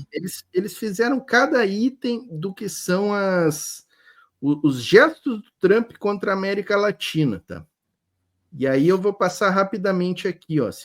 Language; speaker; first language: Portuguese; native; Portuguese